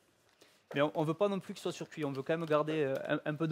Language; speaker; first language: French; native; French